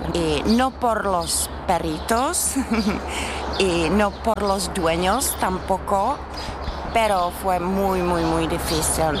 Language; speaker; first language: Spanish; non-native, learner; Czech